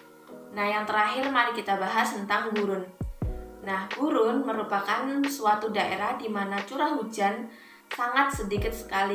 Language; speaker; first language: Indonesian; native; Indonesian